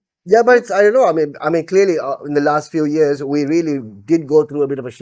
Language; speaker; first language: English; non-native, local second language; Sinhala